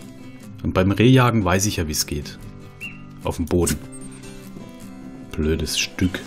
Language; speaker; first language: German; native; German